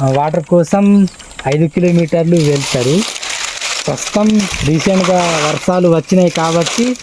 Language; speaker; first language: Telugu; native; Telugu